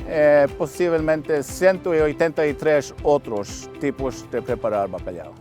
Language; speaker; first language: Portuguese; non-native, fluent; Norwegian